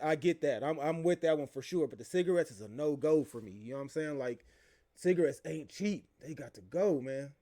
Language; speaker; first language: English; native; English